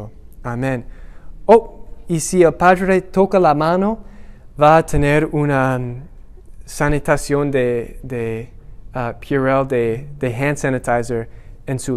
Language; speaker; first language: Spanish; non-native, learner; English